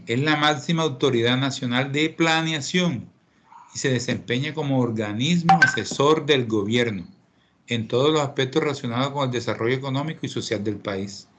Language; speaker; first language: Spanish; native; Spanish